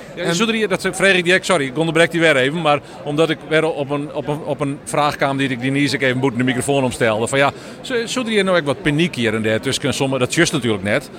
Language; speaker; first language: Dutch; non-native, local second language; Western Frisian